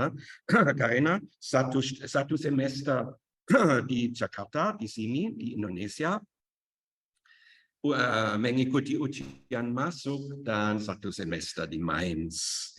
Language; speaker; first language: Indonesian; non-native, fluent; German